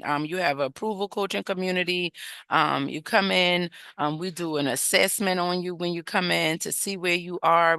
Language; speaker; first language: English; native; English